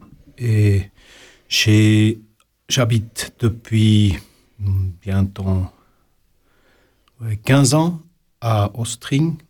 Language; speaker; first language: French; non-native, local second language; German